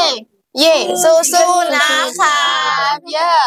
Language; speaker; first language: English; non-native, learner; Thai